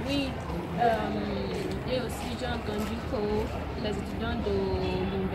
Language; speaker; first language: French; non-native, learner; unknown